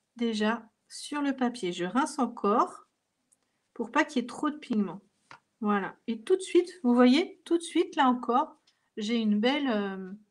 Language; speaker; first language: French; native; French